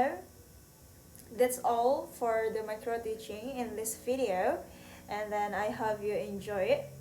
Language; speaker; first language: English; non-native, learner; Indonesian